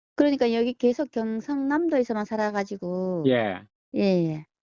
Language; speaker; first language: Korean; early bilingual, heritage; Korean